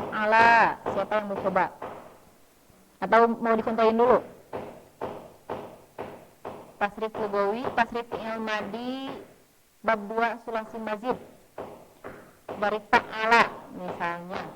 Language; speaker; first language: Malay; non-native, local second language; Sundanese